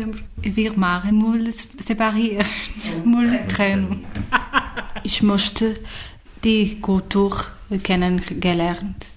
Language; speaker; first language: German; non-native, learner; Portuguese